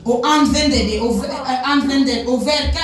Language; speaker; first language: Swedish; non-native, learner; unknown